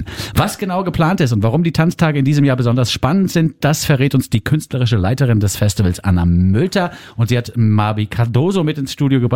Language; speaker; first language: German; native; German